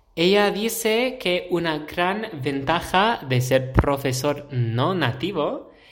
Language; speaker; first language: Spanish; non-native, fluent; English